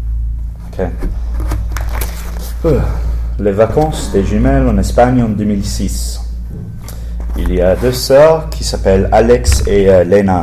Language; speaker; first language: French; non-native, learner; English